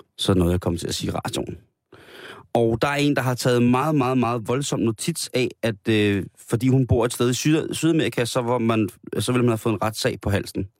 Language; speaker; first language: Danish; native; Danish